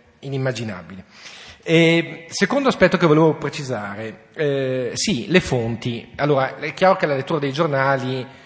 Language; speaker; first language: Italian; native; Italian